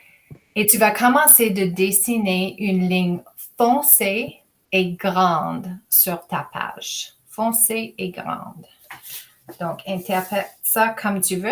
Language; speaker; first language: French; non-native, fluent; English